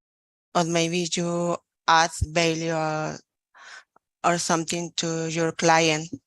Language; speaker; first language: English; non-native, learner; Spanish